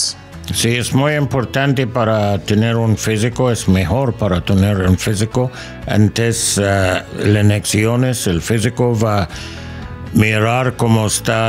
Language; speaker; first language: Spanish; non-native, learner; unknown